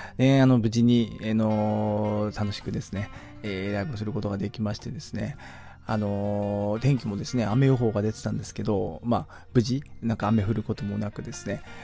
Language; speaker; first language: Japanese; native; Japanese